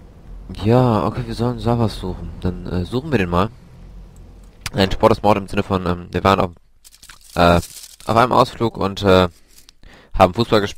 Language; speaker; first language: German; native; German